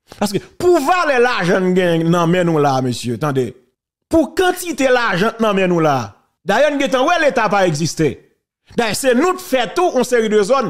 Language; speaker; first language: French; non-native, local second language; Haitian Creole